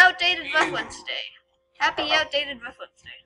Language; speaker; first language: English; native; English